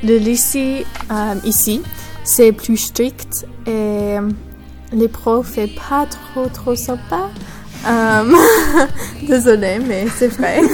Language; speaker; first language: French; non-native, learner; English